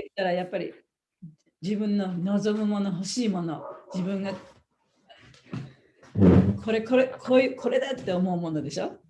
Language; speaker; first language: Japanese; native; Japanese